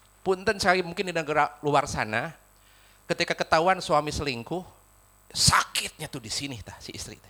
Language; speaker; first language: Indonesian; non-native, local second language; Sundanese